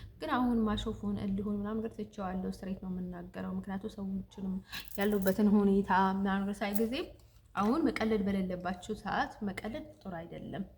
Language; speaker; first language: Amharic; early bilingual, heritage; Amharic